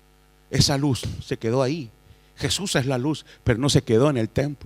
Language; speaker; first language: Spanish; native; Spanish